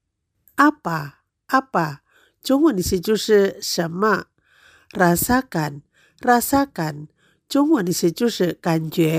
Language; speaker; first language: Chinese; non-native, fluent; Indonesian